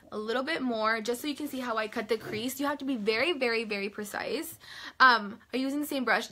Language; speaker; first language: English; native; English